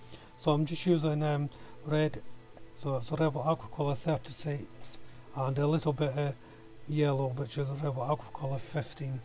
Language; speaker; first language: English; native; English